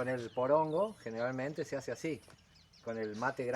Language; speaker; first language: Spanish; native; Spanish